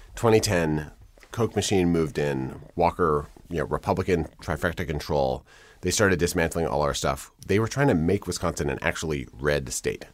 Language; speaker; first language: English; native; English